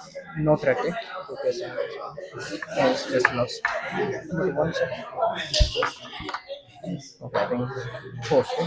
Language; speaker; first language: English; non-native, fluent; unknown